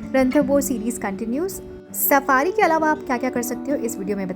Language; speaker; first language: Hindi; native; Hindi